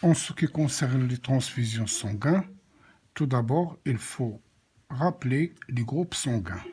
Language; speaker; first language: French; non-native, local second language; Arabic